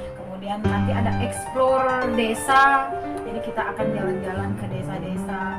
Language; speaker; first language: Indonesian; native; Indonesian